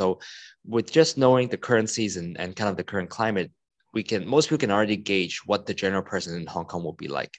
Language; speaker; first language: English; non-native, local second language; Cantonese